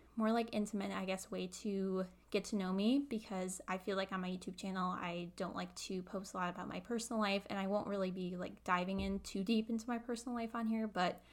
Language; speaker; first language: English; native; English